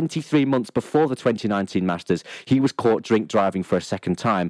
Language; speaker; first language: English; native; English